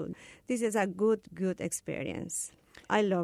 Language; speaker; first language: English; non-native, learner; Spanish